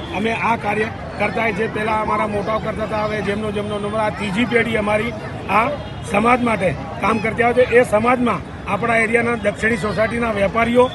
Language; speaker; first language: Gujarati; non-native, local second language; Sindhi